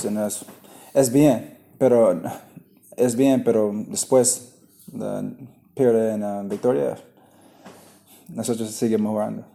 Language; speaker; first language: Spanish; non-native, learner; English